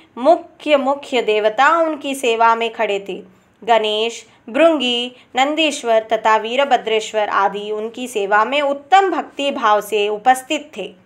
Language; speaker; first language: Hindi; non-native, local second language; Telugu